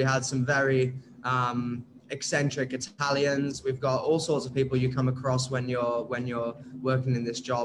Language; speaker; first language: English; native; English